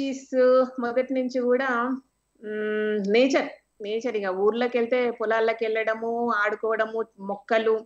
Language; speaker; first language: Telugu; native; Telugu